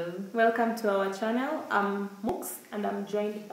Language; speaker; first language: English; non-native, local second language; Swahili